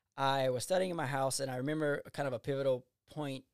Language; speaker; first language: English; native; English